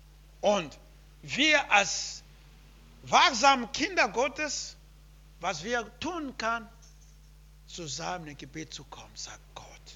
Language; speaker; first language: German; non-native, learner; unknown